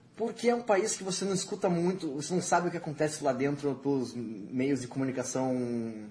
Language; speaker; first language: Portuguese; native; Portuguese